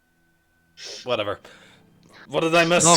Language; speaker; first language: English; native; English